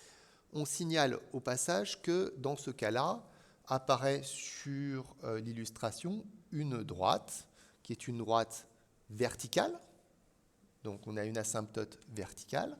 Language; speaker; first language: French; native; French